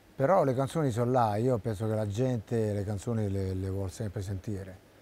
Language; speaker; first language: Italian; native; Italian